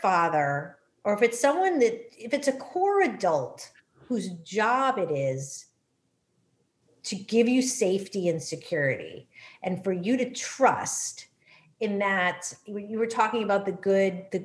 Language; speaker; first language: English; native; English